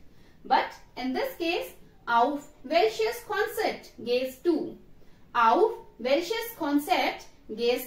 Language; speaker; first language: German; non-native, learner; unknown